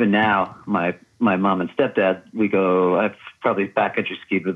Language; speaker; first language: English; native; English